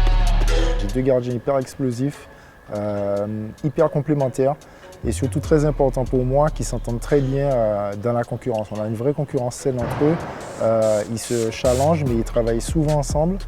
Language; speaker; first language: French; native; French